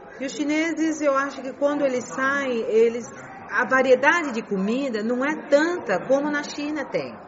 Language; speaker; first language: Portuguese; early bilingual, heritage; Portuguese